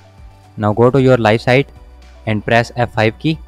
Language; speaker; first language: English; non-native, fluent; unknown